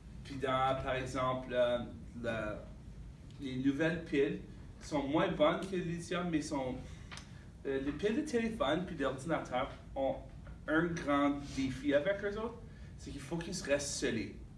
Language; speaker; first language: French; native; French